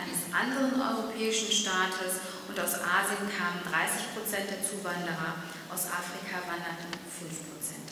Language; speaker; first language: German; early bilingual, other home language; Turkish